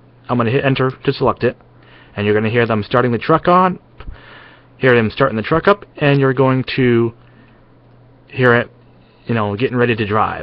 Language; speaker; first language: English; native; English